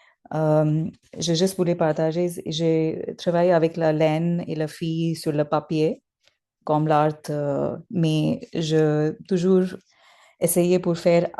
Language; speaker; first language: French; non-native, learner; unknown